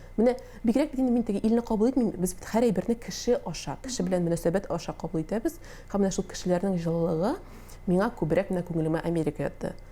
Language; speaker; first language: Tatar; native; Tatar